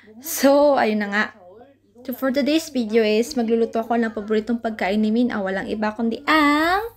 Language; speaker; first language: Filipino; non-native, local second language; Cebuano